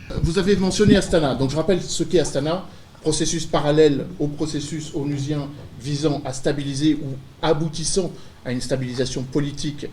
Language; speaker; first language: French; native; French